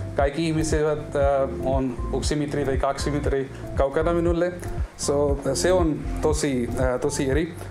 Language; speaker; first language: Finnish; non-native, learner; Urdu